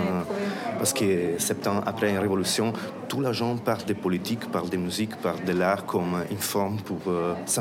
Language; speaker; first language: French; non-native, fluent; Italian